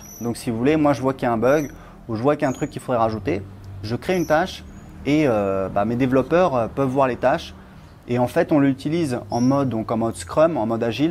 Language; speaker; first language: French; native; French